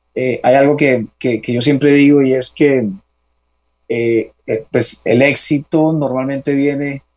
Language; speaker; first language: Spanish; native; Spanish